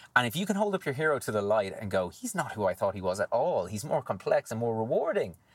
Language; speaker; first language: English; native; English